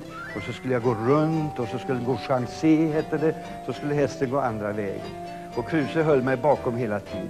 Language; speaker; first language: Swedish; native; Swedish